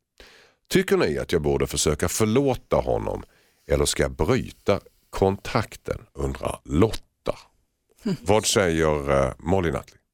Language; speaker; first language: Swedish; native; Swedish